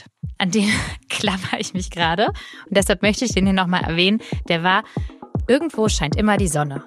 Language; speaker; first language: German; native; German